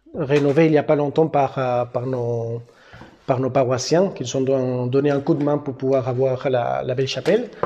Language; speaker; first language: French; non-native, fluent; Spanish